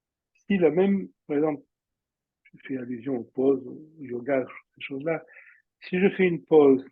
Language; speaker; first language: French; native; French